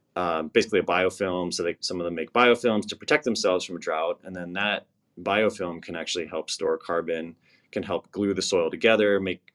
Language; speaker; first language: English; native; English